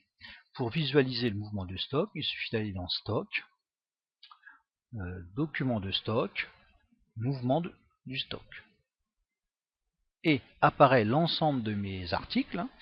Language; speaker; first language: French; native; French